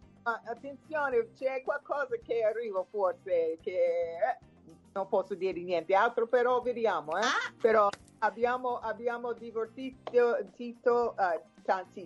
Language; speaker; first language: Italian; non-native, fluent; English